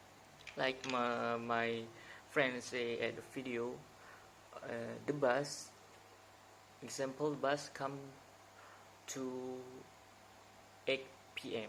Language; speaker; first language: English; non-native, learner; Indonesian